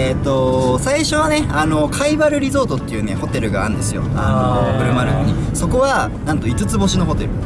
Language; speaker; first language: Japanese; native; Japanese